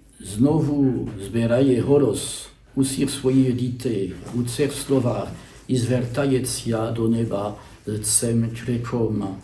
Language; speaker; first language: Ukrainian; non-native, learner; French